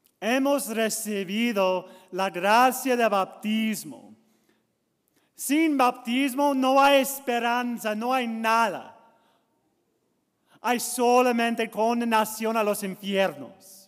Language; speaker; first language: Spanish; non-native, learner; English